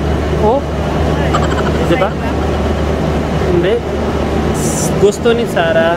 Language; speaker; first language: Filipino; non-native, learner; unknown